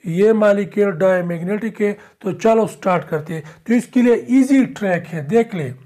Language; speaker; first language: Urdu; non-native, local second language; Pashto